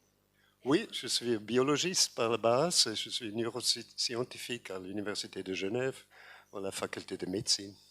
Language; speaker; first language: French; non-native, fluent; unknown